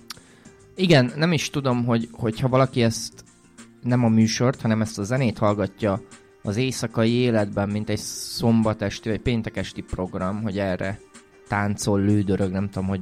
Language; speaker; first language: Hungarian; native; Hungarian